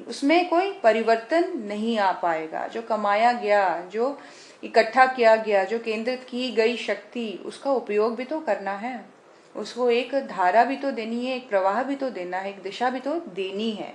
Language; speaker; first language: Hindi; native; Hindi